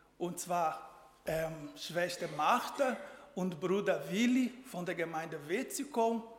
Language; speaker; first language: German; non-native, fluent; Portuguese